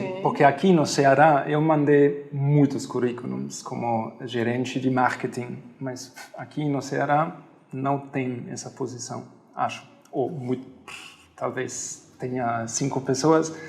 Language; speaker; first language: Portuguese; non-native, fluent; German